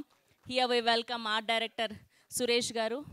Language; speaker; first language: Telugu; native; Telugu